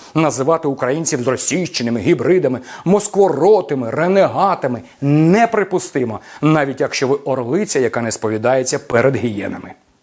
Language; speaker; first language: Ukrainian; non-native, local second language; Russian